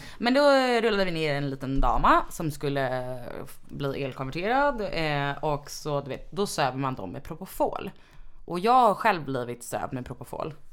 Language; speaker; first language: Swedish; native; Swedish